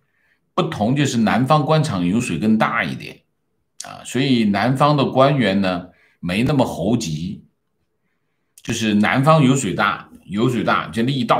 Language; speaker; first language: Chinese; native; Chinese